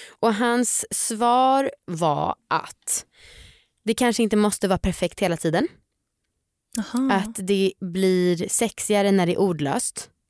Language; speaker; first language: Swedish; native; Swedish